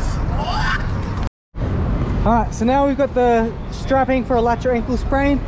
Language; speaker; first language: English; native; English